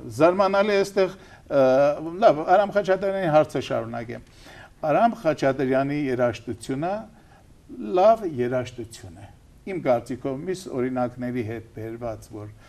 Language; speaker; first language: Armenian; native; Armenian